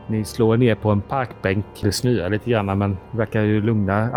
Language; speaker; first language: Swedish; native; Swedish